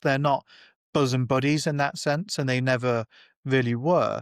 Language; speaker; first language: English; native; English